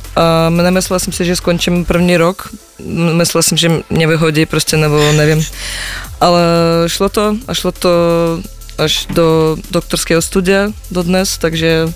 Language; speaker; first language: Czech; non-native, fluent; Russian